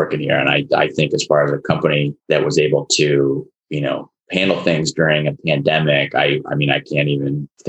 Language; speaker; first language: English; native; English